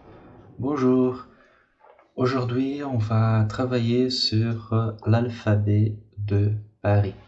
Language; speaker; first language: French; non-native, fluent; Portuguese